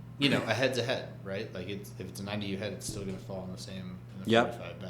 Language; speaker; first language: English; native; English